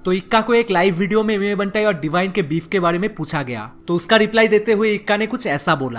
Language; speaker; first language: Hindi; non-native, local second language; Bangla